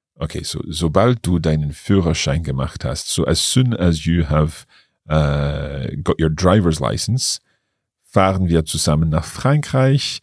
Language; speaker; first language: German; non-native, learner; English